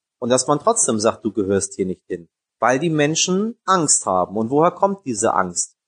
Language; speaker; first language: German; early bilingual, other home language; Persian